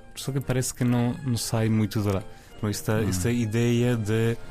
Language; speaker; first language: Portuguese; non-native, fluent; Italian